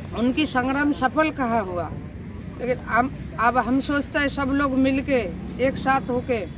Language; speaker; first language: Hindi; native; Hindi